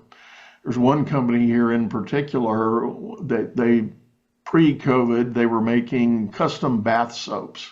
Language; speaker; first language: English; native; English